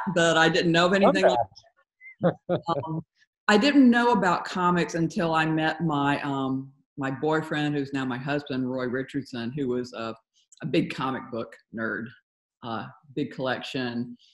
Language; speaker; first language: English; native; English